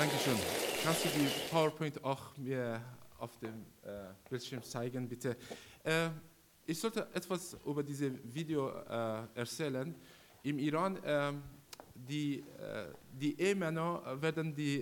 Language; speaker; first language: German; non-native, learner; Persian